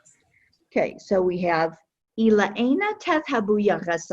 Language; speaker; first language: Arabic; non-native, fluent; English